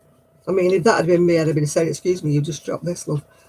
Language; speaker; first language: English; native; English